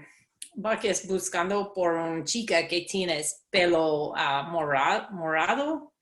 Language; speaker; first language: Spanish; non-native, learner; English